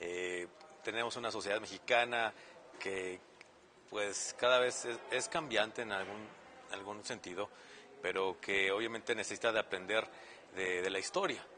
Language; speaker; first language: Spanish; native; Spanish